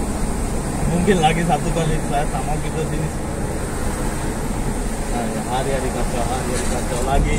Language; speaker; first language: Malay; non-native, learner; Bangla